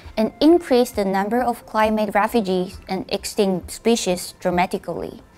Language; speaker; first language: English; non-native, fluent; Chinese